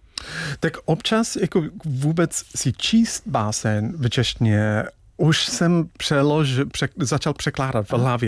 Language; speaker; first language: Czech; non-native, fluent; English